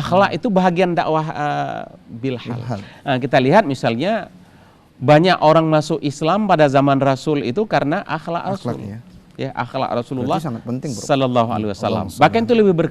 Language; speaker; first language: Indonesian; native; Indonesian